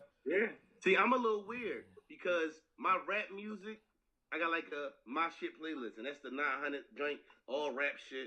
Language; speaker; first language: English; native; English